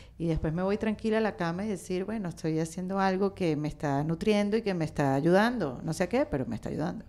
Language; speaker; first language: Spanish; native; Spanish